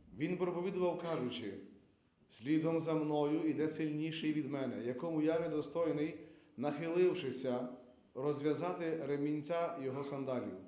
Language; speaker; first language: Ukrainian; native; Ukrainian